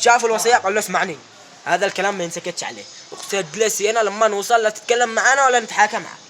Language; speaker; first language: Arabic; native; Arabic